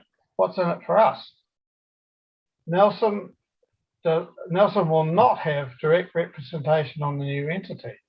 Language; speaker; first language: English; native; English